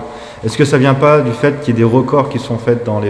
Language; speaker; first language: French; native; French